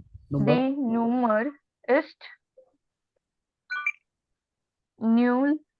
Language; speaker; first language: German; non-native, learner; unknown